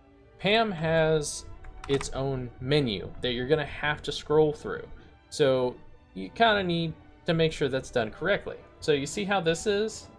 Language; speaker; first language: English; native; English